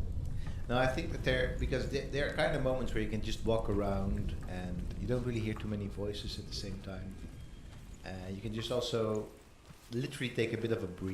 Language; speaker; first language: English; non-native, fluent; Dutch